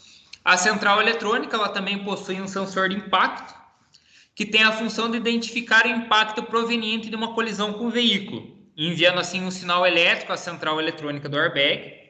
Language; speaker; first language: Portuguese; native; Portuguese